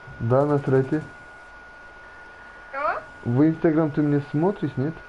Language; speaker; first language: Russian; non-native, learner; Turkish